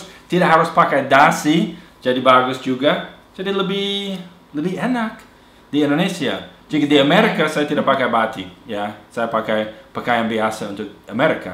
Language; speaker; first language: Indonesian; non-native, fluent; English